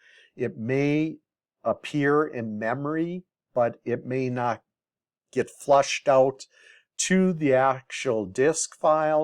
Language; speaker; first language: English; native; English